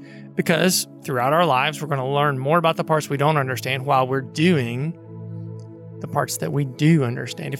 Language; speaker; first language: English; native; English